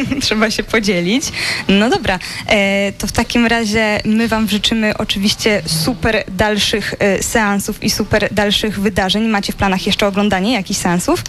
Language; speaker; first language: Polish; native; Polish